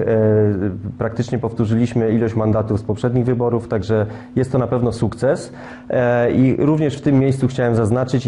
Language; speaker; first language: Polish; native; Polish